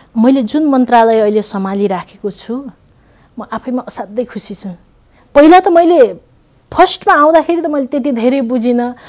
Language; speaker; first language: Nepali; native; Nepali